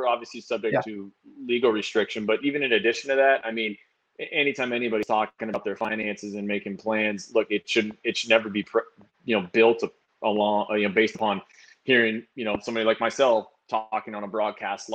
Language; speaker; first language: English; native; English